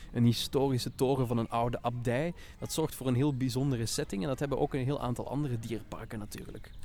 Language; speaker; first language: Dutch; native; Dutch